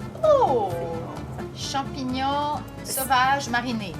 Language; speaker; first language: French; native; French